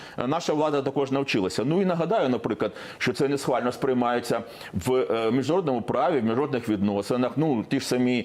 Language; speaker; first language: Ukrainian; non-native, local second language; Russian